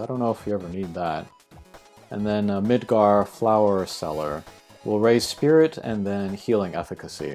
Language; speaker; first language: English; native; English